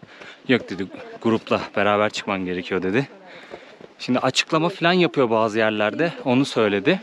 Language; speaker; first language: Turkish; native; Turkish